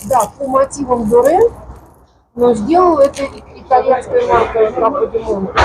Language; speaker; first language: Russian; native; Russian